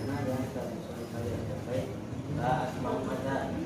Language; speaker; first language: Arabic; non-native, learner; Indonesian